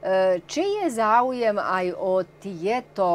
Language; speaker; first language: Slovak; native; Slovak